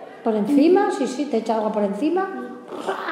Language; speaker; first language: Spanish; native; Spanish